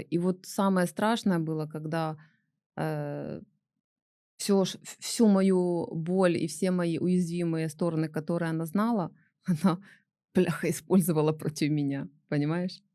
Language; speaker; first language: Russian; native; Russian